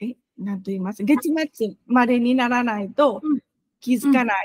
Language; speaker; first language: Japanese; non-native, fluent; Vietnamese